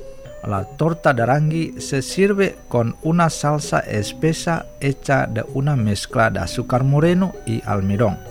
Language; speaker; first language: Spanish; non-native, fluent; Indonesian